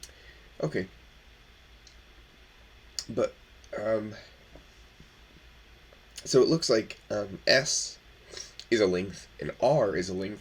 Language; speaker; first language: English; native; English